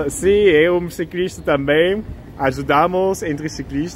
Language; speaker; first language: Portuguese; non-native, learner; French